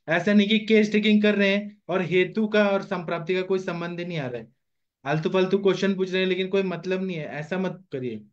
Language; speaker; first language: Hindi; non-native, local second language; Marathi